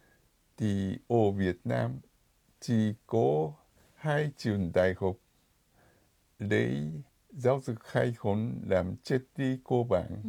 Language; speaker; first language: Vietnamese; non-native, fluent; Japanese